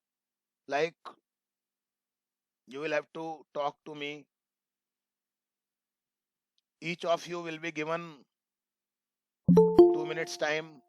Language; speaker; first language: English; non-native, local second language; Hindi